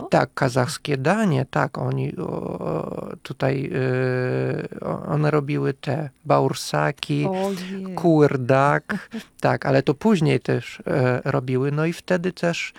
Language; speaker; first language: Polish; non-native, fluent; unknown